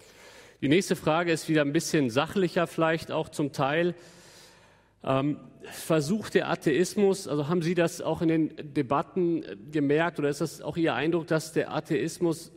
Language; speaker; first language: German; native; German